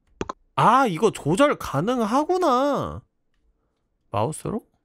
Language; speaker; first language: Korean; native; Korean